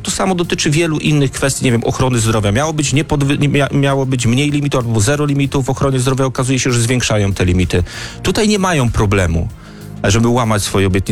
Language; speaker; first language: Polish; native; Polish